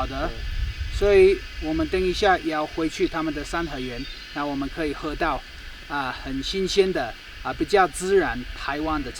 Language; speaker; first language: Chinese; non-native, fluent; English